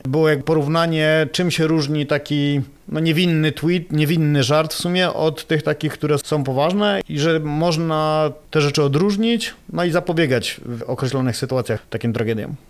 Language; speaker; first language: Polish; native; Polish